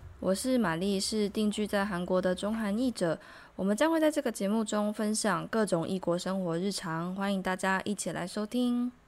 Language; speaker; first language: Chinese; native; Chinese